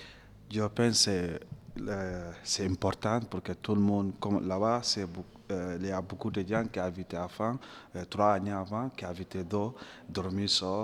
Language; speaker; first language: French; non-native, learner; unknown